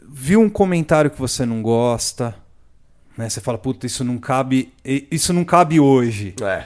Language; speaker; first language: Portuguese; native; Portuguese